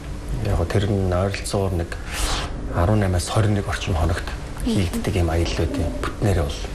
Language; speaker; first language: Mongolian; native; Mongolian